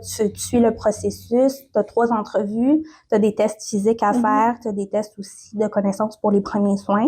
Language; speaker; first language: French; native; French